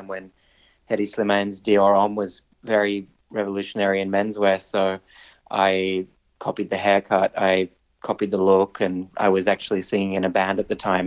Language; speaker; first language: English; native; English